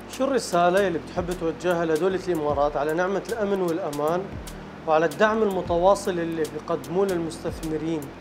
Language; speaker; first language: Arabic; native; Arabic